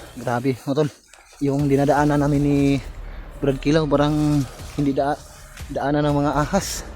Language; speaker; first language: Filipino; non-native, local second language; Cebuano